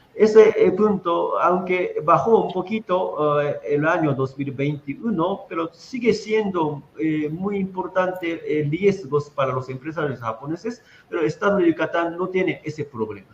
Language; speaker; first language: Spanish; non-native, fluent; Japanese